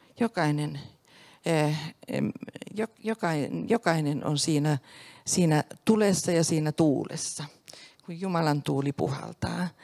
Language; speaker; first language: Finnish; native; Finnish